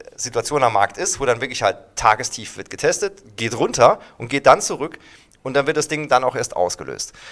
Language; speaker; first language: German; native; German